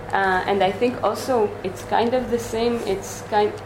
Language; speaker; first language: English; non-native, fluent; Hebrew